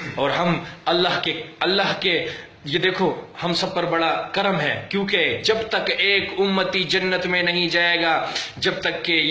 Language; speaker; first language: Urdu; non-native, local second language; Pashto